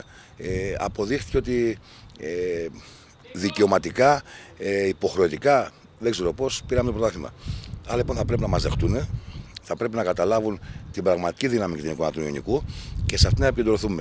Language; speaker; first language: Greek; native; Greek